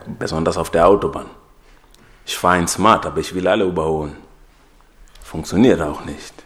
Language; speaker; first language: German; non-native, fluent; Swahili